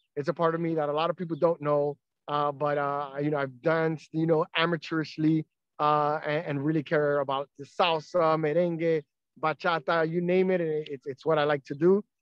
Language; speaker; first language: English; native; English